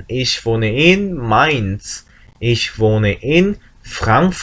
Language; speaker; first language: German; non-native, learner; Korean